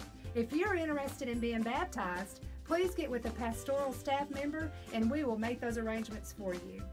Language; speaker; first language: English; native; English